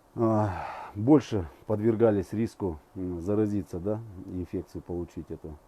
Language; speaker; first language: Russian; non-native, local second language; Kazakh